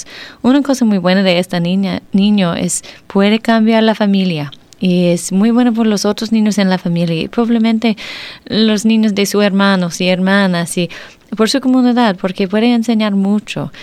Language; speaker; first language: Spanish; non-native, learner; English